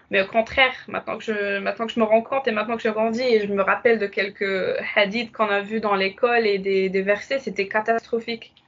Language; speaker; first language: French; non-native, local second language; Arabic